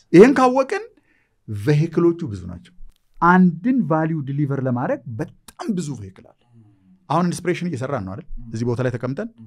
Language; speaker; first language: Amharic; native; Amharic